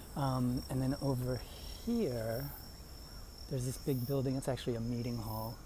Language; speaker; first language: English; native; English